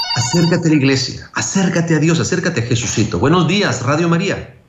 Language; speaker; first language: Spanish; native; Spanish